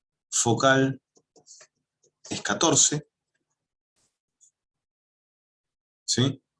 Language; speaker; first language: Spanish; native; Spanish